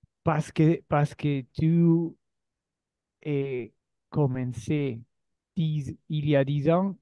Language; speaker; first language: French; non-native, learner; Spanish